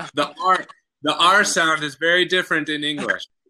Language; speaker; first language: English; native; English